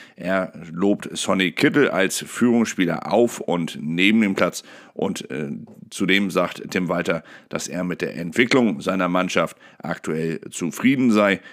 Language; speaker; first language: German; native; German